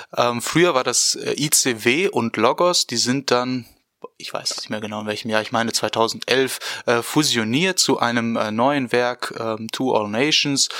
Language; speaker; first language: German; native; German